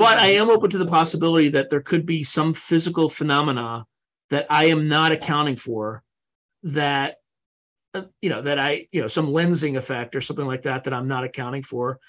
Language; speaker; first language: English; native; English